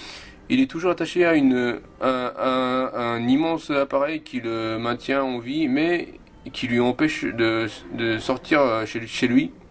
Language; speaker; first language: French; non-native, fluent; Japanese